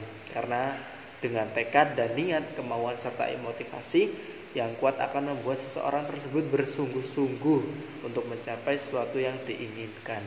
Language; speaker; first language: Indonesian; native; Indonesian